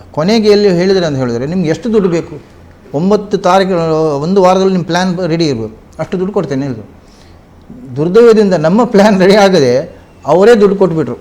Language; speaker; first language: Kannada; non-native, local second language; Konkani